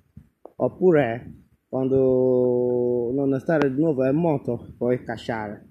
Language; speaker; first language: Italian; non-native, learner; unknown